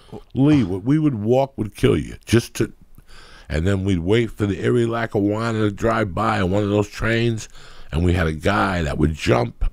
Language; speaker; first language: English; native; English